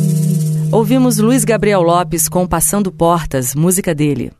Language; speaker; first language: Portuguese; native; Portuguese